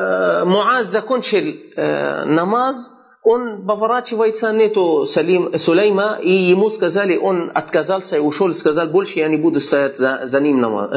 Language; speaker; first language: Russian; non-native, fluent; Arabic